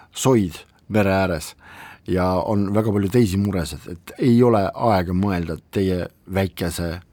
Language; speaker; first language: Estonian; non-native, local second language; Russian